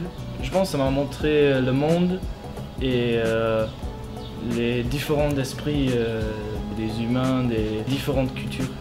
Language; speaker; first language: French; non-native, fluent; German